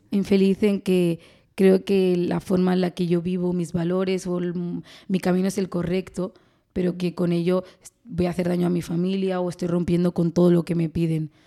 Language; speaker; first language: Spanish; early bilingual, other home language; Arabic